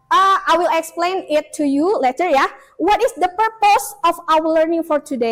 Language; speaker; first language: English; non-native, fluent; Indonesian